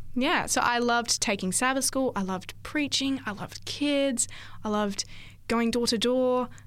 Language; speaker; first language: English; native; English